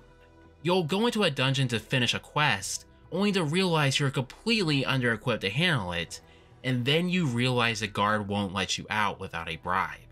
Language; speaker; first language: English; native; English